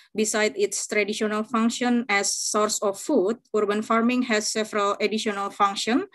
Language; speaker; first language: English; non-native, fluent; Indonesian